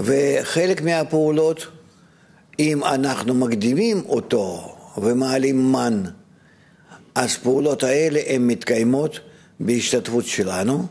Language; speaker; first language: Hebrew; non-native, fluent; Russian